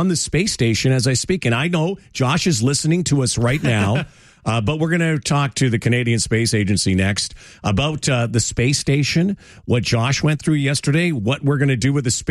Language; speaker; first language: English; native; English